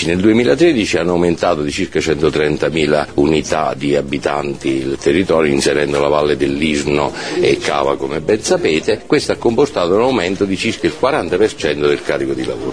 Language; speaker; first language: Italian; native; Italian